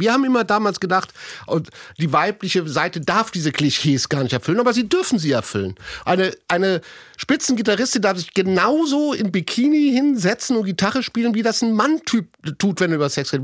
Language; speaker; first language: German; native; German